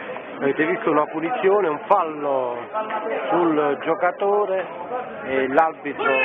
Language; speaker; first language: Italian; native; Italian